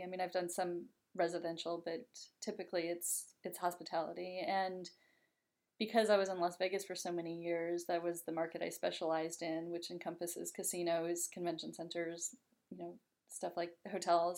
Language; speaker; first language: English; native; English